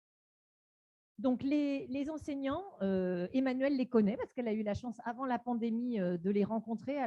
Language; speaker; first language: French; native; French